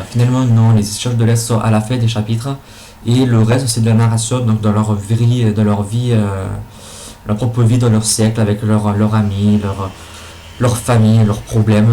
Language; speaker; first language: French; native; French